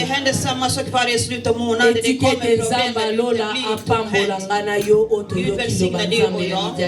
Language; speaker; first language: Swedish; non-native, learner; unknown